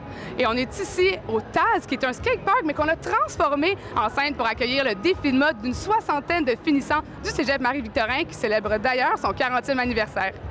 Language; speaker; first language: French; native; French